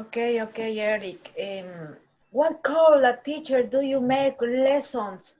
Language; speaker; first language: English; non-native, learner; Spanish